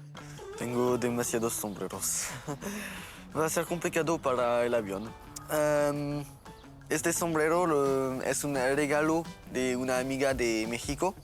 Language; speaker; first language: Spanish; non-native, learner; French